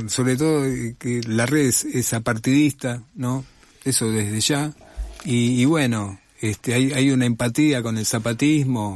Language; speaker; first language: Spanish; native; Spanish